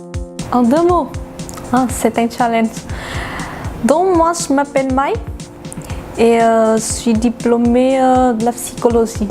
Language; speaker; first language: French; non-native, fluent; Vietnamese